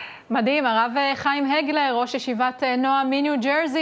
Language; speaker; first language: Hebrew; native; Hebrew